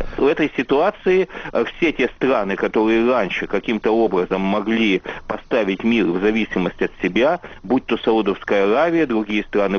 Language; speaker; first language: Russian; native; Russian